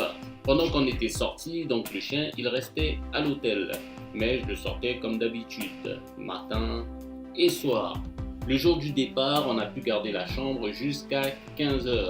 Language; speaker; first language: French; non-native, fluent; Japanese